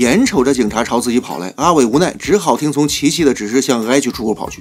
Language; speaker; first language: Chinese; native; Chinese